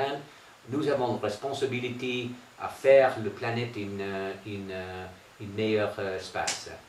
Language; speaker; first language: French; non-native, fluent; English